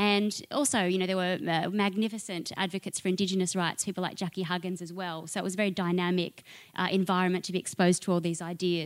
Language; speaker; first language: English; native; English